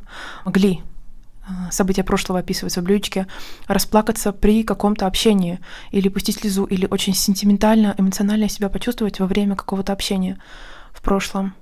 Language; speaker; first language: Russian; native; Russian